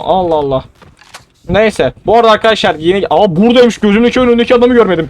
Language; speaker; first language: Turkish; native; Turkish